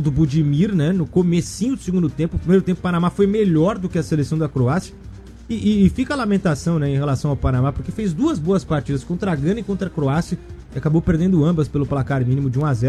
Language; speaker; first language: Portuguese; native; Portuguese